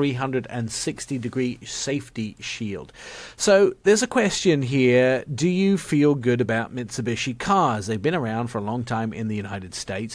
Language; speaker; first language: English; native; English